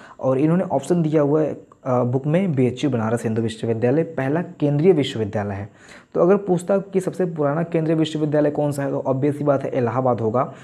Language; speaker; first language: Hindi; native; Hindi